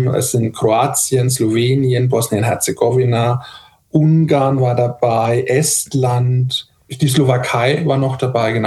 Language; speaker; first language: German; native; German